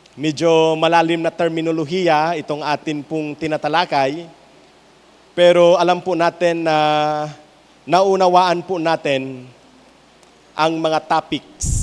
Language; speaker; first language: Filipino; native; Filipino